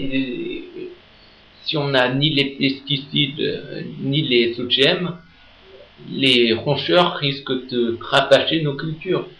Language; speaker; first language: French; native; French